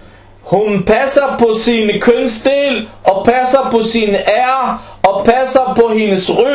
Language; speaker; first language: Danish; non-native, fluent; Arabic